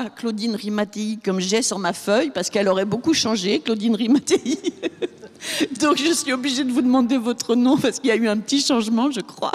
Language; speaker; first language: French; native; French